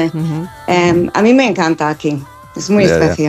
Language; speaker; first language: Spanish; non-native, fluent; English